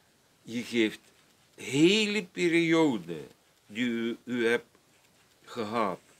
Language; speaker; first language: Dutch; non-native, fluent; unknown